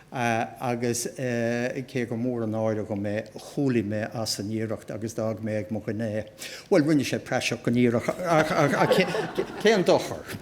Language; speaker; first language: Irish; native; Irish